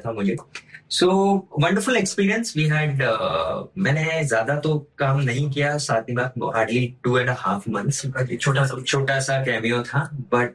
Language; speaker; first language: Hindi; non-native, local second language; Gujarati